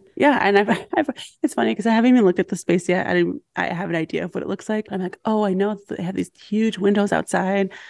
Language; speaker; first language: English; native; English